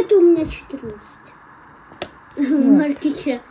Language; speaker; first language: Russian; early bilingual, other home language; Armenian